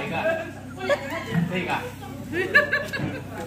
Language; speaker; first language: Chinese; native; Chinese